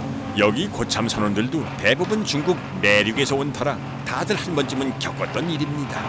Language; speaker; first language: Korean; native; Korean